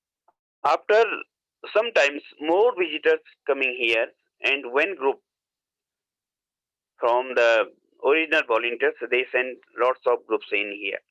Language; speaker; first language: English; non-native, learner; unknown